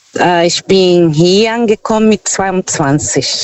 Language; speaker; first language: German; non-native, fluent; Portuguese